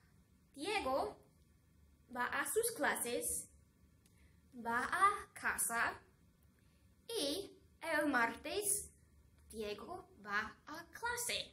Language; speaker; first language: Spanish; non-native, fluent; English